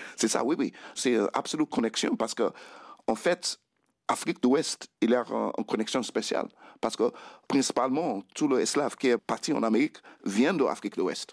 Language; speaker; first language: French; non-native, fluent; Krio